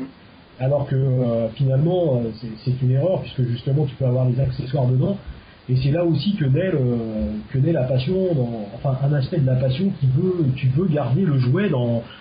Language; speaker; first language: French; native; French